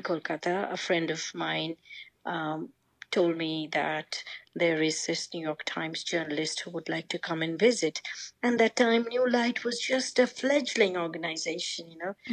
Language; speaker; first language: English; non-native, local second language; Bangla